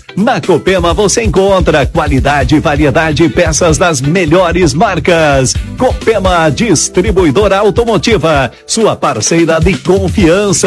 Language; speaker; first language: Portuguese; native; Portuguese